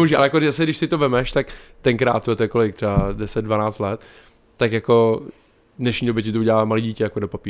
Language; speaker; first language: Czech; native; Czech